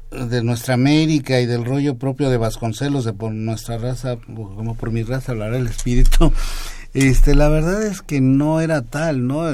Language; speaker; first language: Spanish; native; Spanish